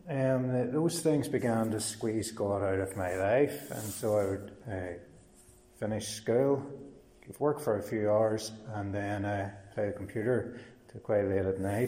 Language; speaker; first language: English; native; English